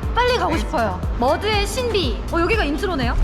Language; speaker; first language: Korean; native; Korean